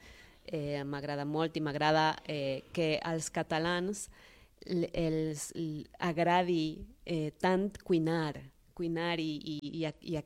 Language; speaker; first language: Catalan; non-native, fluent; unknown